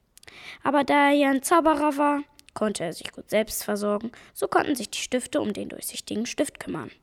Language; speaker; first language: German; native; German